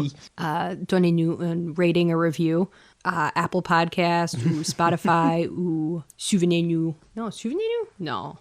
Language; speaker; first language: French; non-native, learner; English